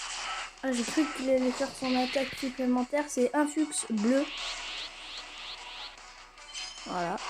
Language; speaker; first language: French; native; French